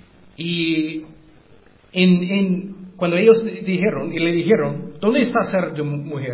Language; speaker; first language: Spanish; non-native, learner; English